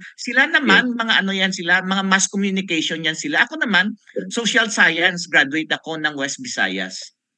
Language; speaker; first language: Filipino; non-native, local second language; Hiligaynon